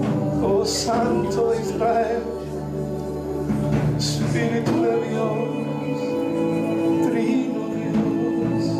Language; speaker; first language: Spanish; native; Spanish